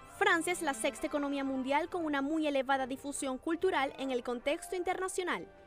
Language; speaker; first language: Spanish; native; Spanish